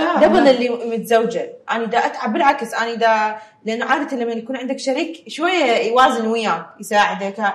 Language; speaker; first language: Arabic; native; Arabic